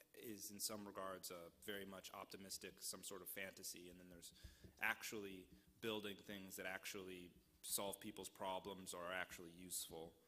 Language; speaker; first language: English; native; English